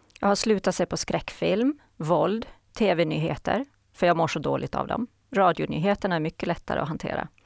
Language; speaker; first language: Swedish; native; Swedish